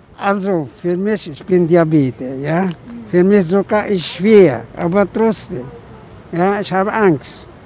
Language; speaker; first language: German; non-native, learner; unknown